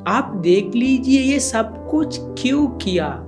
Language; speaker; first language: Hindi; non-native, fluent; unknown